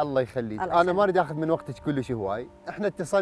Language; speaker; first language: Arabic; native; Arabic